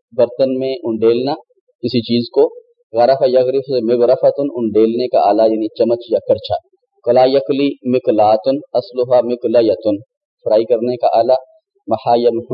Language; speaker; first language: Urdu; native; Urdu